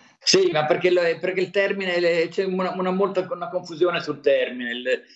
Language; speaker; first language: Italian; native; Italian